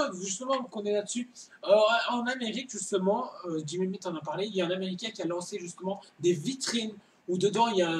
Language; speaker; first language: French; native; French